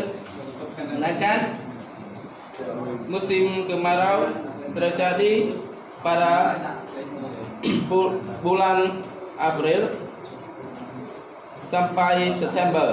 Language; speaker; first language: Indonesian; non-native, learner; Khmer